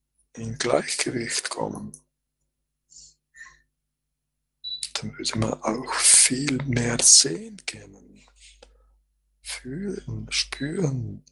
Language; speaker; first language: German; non-native, fluent; Croatian